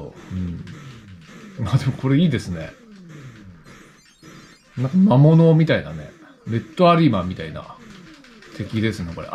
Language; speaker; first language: Japanese; native; Japanese